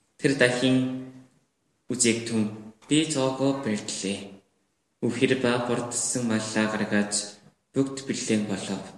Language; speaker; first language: Mongolian; non-native, fluent; Korean